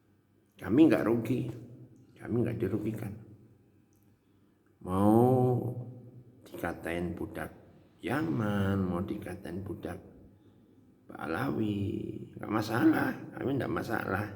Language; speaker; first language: Indonesian; native; Indonesian